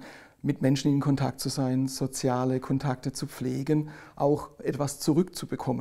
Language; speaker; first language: German; native; German